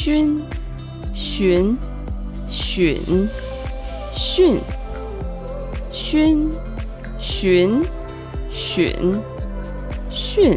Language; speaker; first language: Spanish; non-native, fluent; Chinese